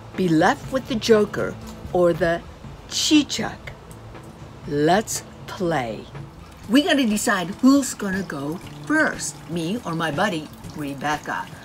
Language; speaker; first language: English; native; English